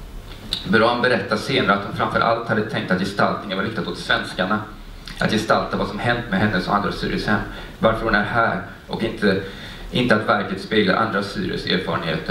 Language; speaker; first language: Swedish; native; Swedish